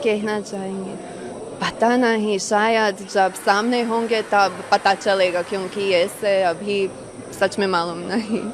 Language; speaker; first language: Hindi; non-native, fluent; Croatian